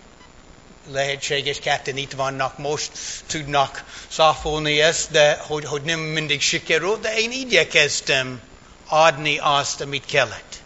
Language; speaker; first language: Hungarian; early bilingual, heritage; English